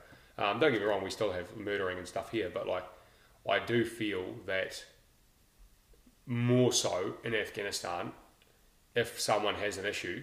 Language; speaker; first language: English; native; English